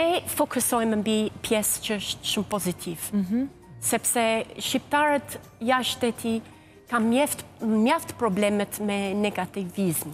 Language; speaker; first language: Albanian; non-native, fluent; English